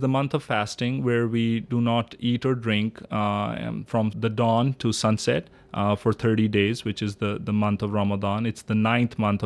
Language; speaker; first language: English; non-native, local second language; Urdu